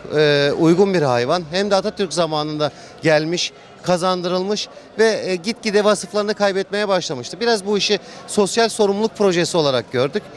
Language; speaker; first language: Turkish; native; Turkish